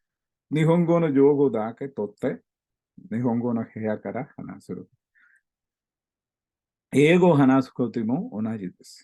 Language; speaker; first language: Japanese; non-native, learner; Malayalam